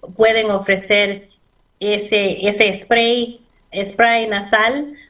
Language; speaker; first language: Spanish; early bilingual, heritage; Spanish